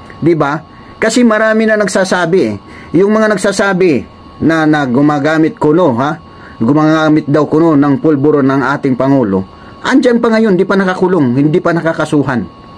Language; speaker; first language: Filipino; non-native, local second language; Waray